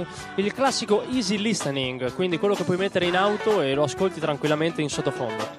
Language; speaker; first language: Italian; native; Italian